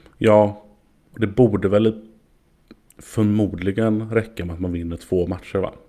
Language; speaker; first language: Swedish; native; Swedish